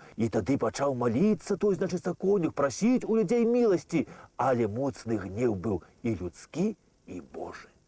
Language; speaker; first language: Belarusian; native; Belarusian